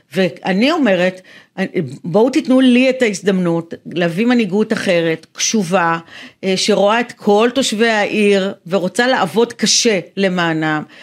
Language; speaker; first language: Hebrew; native; Hebrew